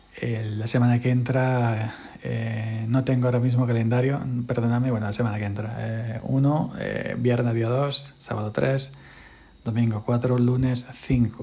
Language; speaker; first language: Spanish; native; Spanish